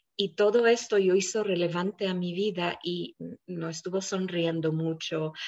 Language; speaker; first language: Spanish; non-native, fluent; Hebrew